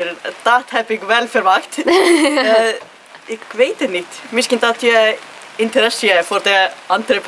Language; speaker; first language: Dutch; non-native, learner; Icelandic